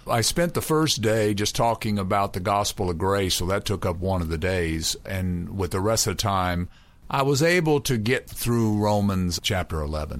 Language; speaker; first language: English; native; English